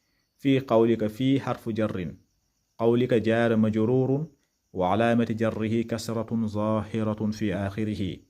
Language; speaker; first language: Arabic; non-native, fluent; Wolof